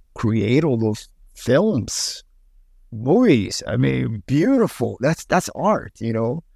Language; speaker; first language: English; early bilingual, other home language; Spanish